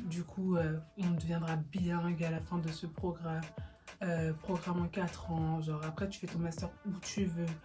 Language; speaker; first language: French; early bilingual, other home language; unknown